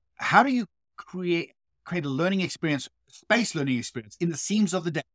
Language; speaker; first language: English; native; English